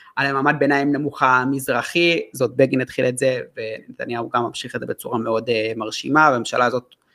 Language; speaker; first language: Hebrew; non-native, fluent; English